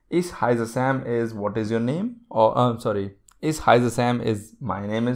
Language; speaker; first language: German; non-native, fluent; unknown